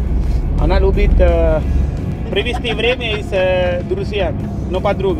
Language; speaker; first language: Russian; non-native, learner; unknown